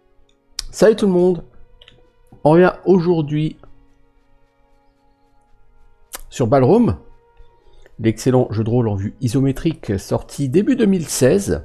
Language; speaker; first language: French; native; French